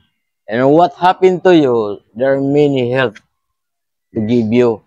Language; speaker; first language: English; non-native, learner; Filipino